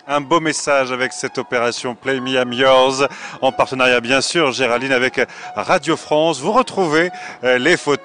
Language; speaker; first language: French; native; French